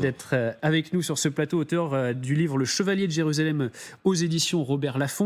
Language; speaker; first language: French; native; French